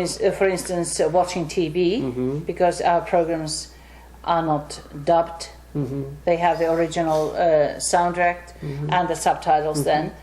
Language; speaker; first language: English; non-native, fluent; Finnish